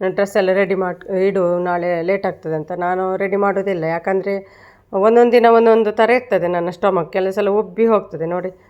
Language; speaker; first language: Kannada; native; Kannada